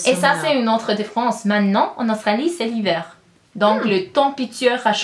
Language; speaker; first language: French; non-native, learner; English